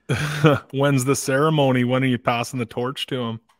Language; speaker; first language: English; native; English